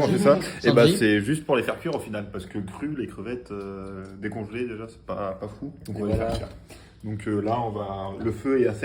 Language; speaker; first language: French; native; French